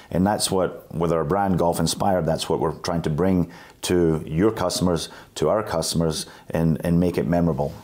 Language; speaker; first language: English; native; English